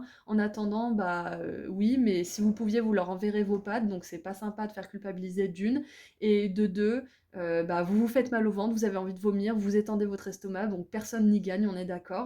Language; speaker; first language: French; native; French